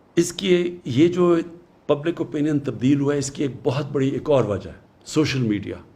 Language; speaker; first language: Urdu; native; Urdu